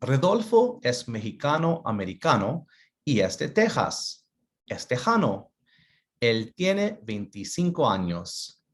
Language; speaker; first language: Spanish; early bilingual, other home language; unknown